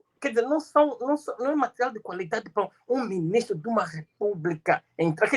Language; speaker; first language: Portuguese; native; Portuguese